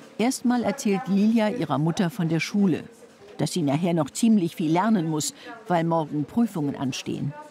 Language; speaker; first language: German; native; German